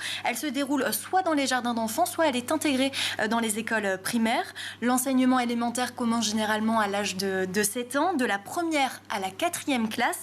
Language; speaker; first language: French; native; French